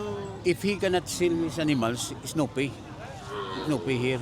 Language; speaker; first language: English; non-native, local second language; Hiligaynon